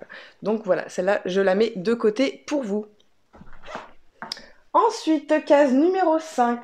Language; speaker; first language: French; native; French